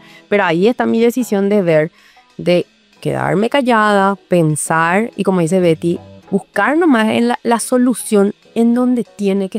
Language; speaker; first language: Spanish; native; Spanish